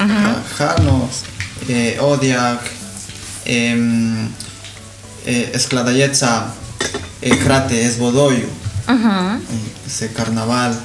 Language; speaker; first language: Ukrainian; non-native, learner; Spanish